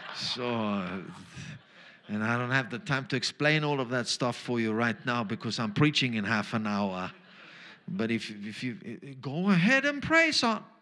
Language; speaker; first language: English; non-native, fluent; German